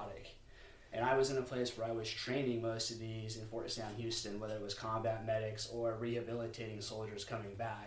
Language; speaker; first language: English; native; English